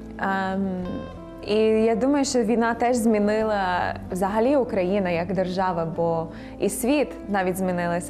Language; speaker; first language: Ukrainian; non-native, fluent; English